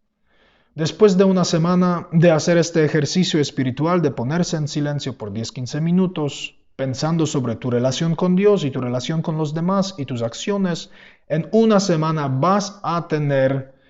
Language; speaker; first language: Spanish; non-native, fluent; Polish